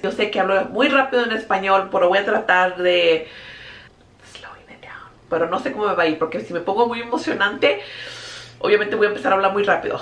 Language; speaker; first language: Spanish; early bilingual, heritage; Spanish